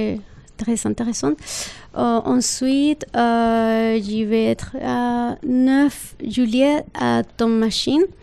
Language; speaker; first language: French; non-native, fluent; Spanish